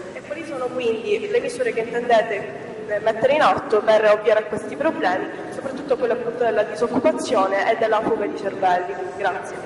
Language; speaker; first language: Italian; native; Italian